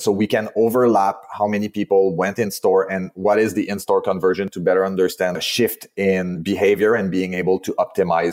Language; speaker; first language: English; non-native, fluent; French